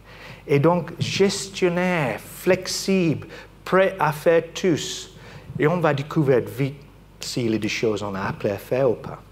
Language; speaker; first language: French; non-native, fluent; English